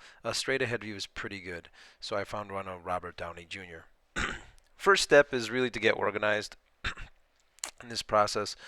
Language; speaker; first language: English; native; English